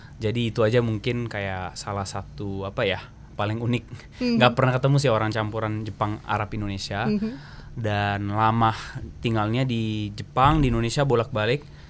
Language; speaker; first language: Indonesian; early bilingual, heritage; Japanese